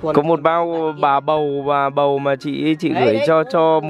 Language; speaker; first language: Vietnamese; native; Vietnamese